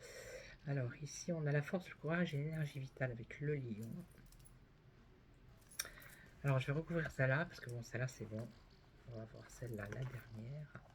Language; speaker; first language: French; native; French